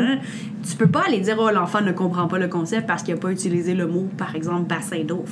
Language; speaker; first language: French; native; French